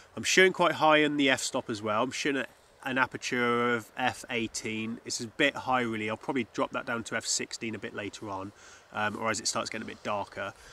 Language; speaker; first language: English; native; English